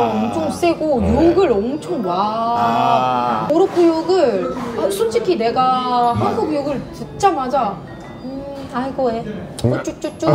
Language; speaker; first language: Korean; non-native, fluent; Arabic